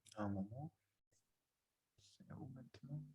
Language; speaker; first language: French; non-native, learner; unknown